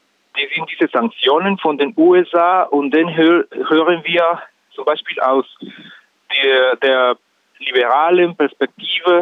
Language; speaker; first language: German; non-native, learner; Spanish